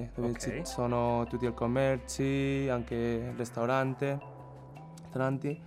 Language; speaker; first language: Italian; non-native, learner; Chinese